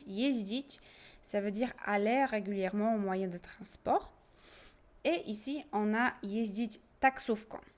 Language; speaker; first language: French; non-native, fluent; Polish